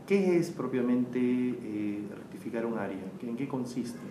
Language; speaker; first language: Spanish; native; Spanish